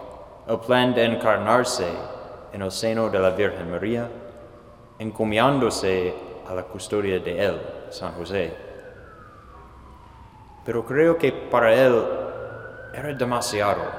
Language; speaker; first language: Spanish; non-native, fluent; English